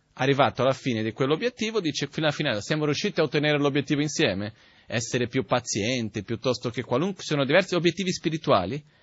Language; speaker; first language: Italian; native; Italian